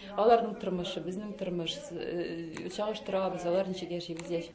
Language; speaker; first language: Tatar; native; Tatar